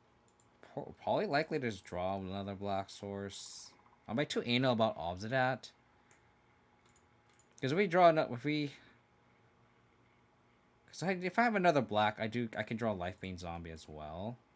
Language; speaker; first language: English; native; English